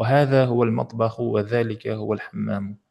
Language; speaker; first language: Arabic; non-native, fluent; Uzbek